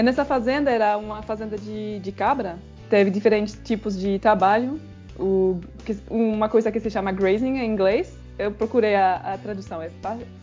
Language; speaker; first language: Portuguese; non-native, fluent; French